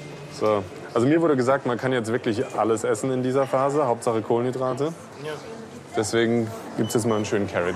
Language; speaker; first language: German; native; German